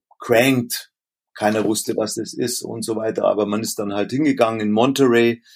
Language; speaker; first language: German; native; German